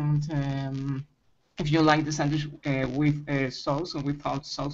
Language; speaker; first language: English; non-native, learner; Spanish